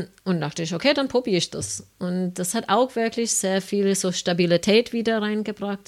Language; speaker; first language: German; non-native, fluent; English